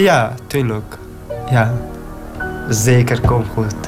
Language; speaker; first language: Dutch; non-native, learner; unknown